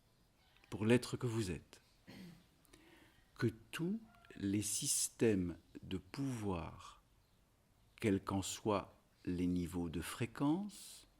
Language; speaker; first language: French; native; French